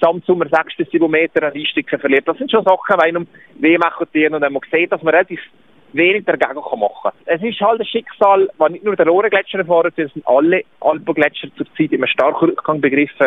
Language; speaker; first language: German; native; German